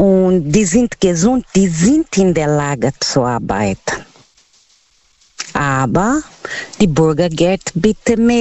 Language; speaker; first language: German; non-native, fluent; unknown